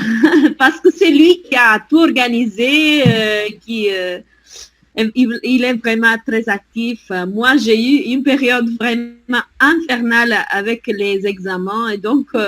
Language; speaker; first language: French; non-native, fluent; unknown